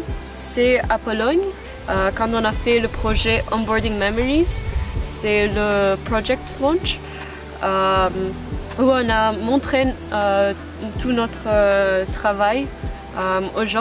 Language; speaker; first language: French; non-native, fluent; Maltese